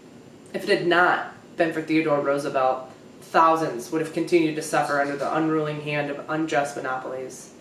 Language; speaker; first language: English; native; English